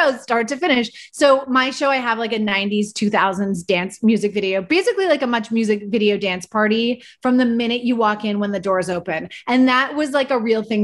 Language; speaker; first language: English; native; English